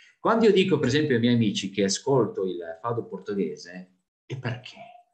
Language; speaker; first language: Italian; native; Italian